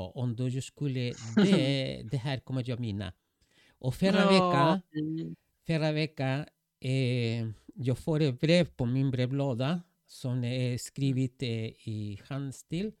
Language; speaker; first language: Swedish; non-native, fluent; Spanish